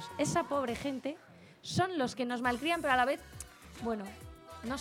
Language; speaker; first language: Spanish; native; Spanish